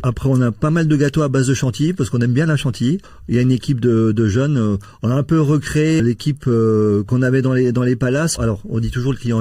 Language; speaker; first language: French; native; French